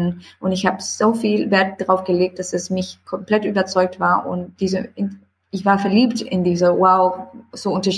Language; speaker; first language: German; non-native, fluent; Spanish